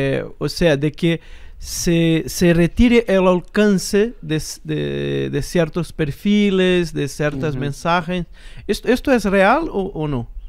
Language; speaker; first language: Spanish; non-native, fluent; Portuguese